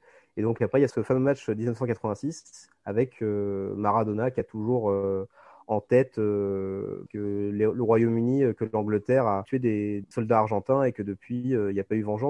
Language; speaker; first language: French; native; French